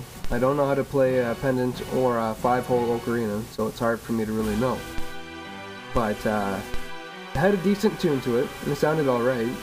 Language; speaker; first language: English; native; English